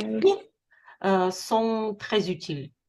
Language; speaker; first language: French; non-native, fluent; Russian